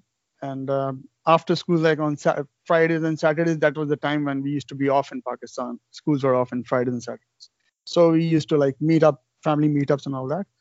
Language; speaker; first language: English; non-native, local second language; Urdu